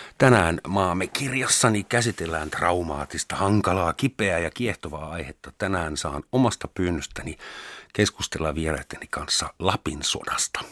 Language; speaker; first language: Finnish; non-native, fluent; German